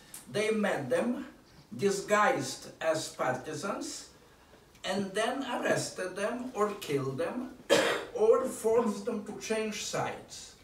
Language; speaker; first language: English; non-native, fluent; Lithuanian